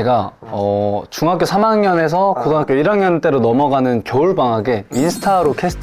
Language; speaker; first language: Korean; native; Korean